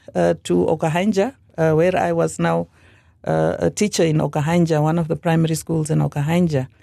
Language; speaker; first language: English; non-native, local second language; Afrikaans